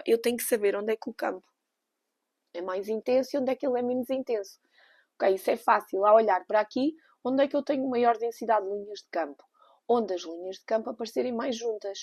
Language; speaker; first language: Portuguese; native; Portuguese